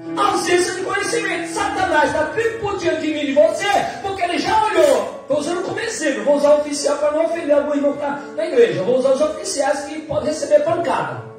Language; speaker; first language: Portuguese; native; Portuguese